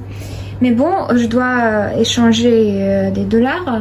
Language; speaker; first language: French; non-native, fluent; Russian